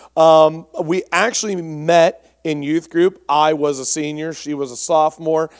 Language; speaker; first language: English; native; English